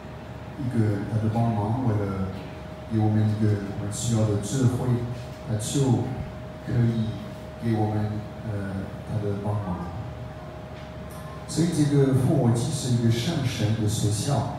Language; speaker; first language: Chinese; non-native, fluent; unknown